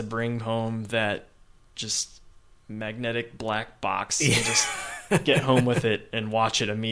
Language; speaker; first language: English; native; English